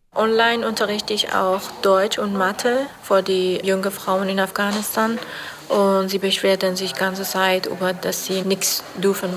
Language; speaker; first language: German; non-native, fluent; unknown